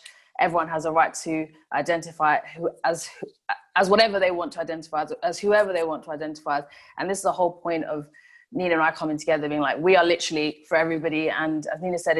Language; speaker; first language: English; non-native, local second language; Swahili